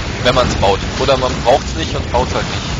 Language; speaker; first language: German; native; German